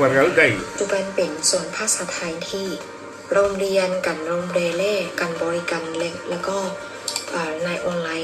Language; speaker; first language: Thai; non-native, fluent; Burmese